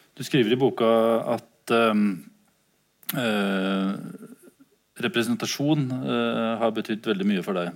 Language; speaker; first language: Norwegian; native; Norwegian